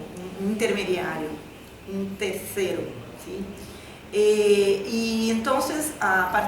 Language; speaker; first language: Spanish; non-native, fluent; Portuguese